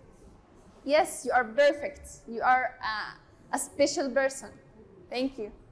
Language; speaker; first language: English; non-native, learner; Arabic